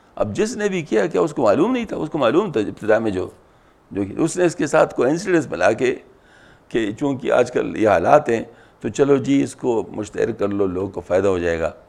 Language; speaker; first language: Urdu; non-native, local second language; Pashto